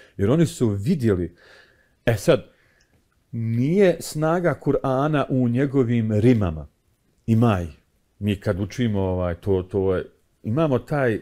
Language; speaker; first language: Bosnian; native; Bosnian